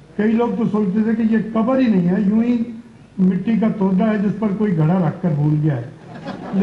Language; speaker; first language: Urdu; non-native, local second language; Punjabi